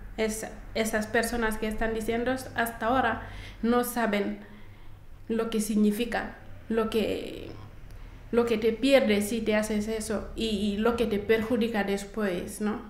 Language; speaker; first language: Spanish; non-native, fluent; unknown